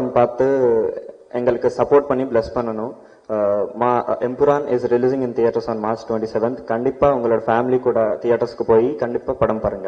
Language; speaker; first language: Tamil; non-native, learner; Malayalam